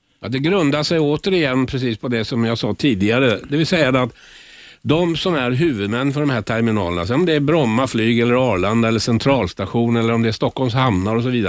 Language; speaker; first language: Swedish; native; Swedish